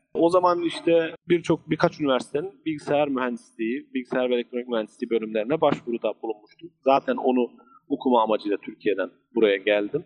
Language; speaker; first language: Turkish; native; Turkish